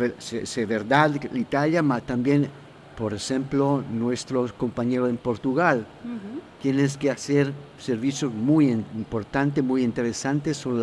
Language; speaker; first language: Spanish; non-native, fluent; Italian